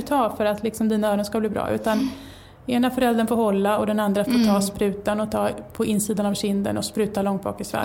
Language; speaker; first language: Swedish; native; Swedish